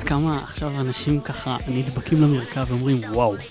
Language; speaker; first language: Hebrew; native; Hebrew